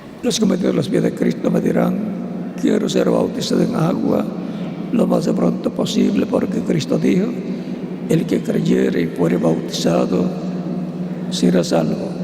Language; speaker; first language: Spanish; native; Spanish